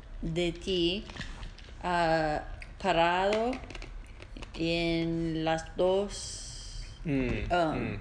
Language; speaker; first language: Spanish; non-native, learner; English